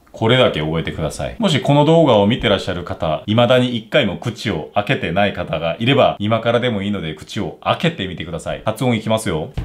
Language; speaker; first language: Japanese; non-native, fluent; Korean